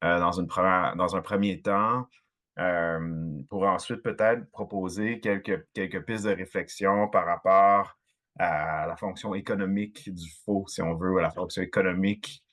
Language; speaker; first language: French; native; French